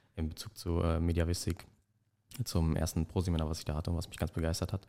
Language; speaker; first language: German; native; German